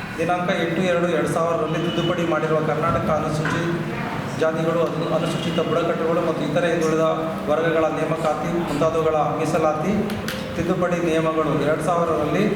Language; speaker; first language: Kannada; native; Kannada